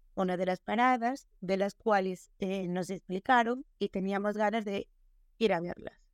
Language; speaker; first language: Spanish; non-native, local second language; Galician